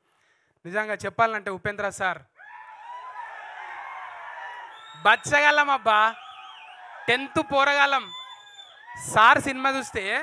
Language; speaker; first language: Telugu; native; Telugu